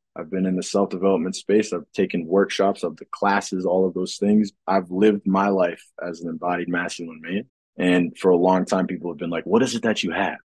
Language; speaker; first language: English; native; English